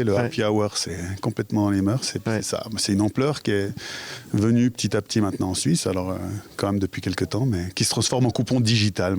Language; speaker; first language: French; native; French